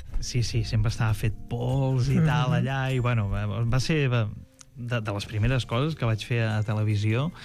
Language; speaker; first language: Catalan; native; Catalan